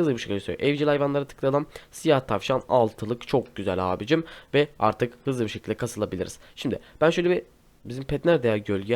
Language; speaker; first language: Turkish; native; Turkish